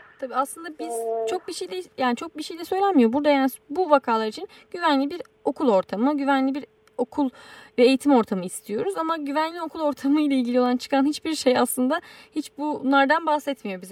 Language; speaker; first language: Turkish; native; Turkish